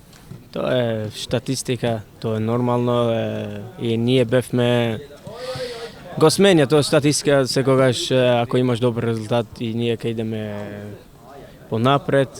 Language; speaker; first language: Macedonian; non-native, fluent; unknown